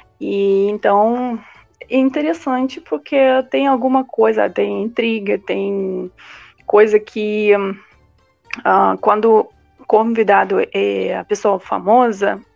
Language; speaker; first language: Portuguese; non-native, fluent; Russian